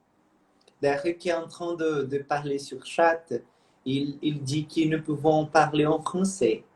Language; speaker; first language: French; non-native, learner; Portuguese